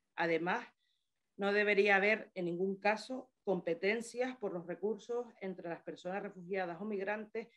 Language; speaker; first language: Spanish; native; Spanish